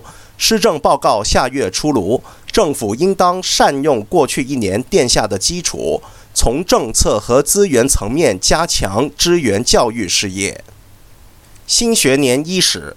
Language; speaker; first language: Chinese; non-native, local second language; Cantonese